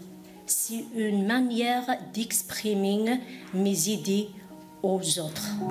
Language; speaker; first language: French; non-native, fluent; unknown